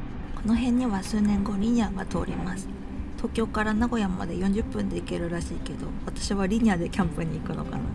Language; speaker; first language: Japanese; native; Japanese